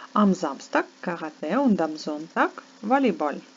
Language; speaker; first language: German; non-native, fluent; Ukrainian